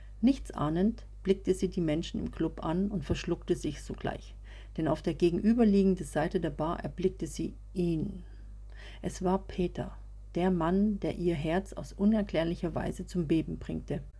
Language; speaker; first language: German; native; German